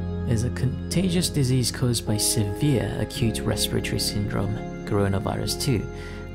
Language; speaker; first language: English; non-native, fluent; Japanese